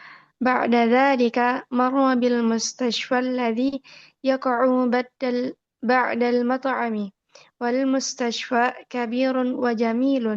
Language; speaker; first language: Arabic; non-native, learner; Indonesian